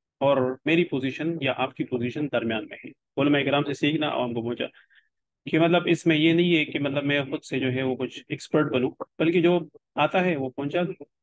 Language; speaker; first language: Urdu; non-native, local second language; Pashto